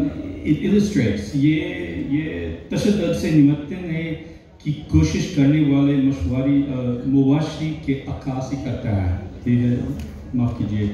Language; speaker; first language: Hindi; non-native, learner; English